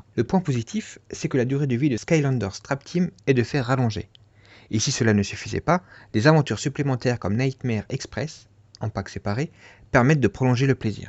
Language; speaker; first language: French; native; French